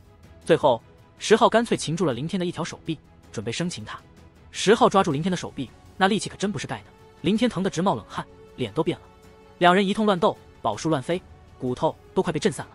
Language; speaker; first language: Chinese; native; Chinese